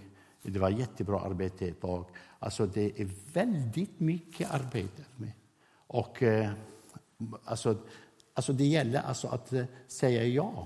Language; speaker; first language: Swedish; non-native, fluent; Arabic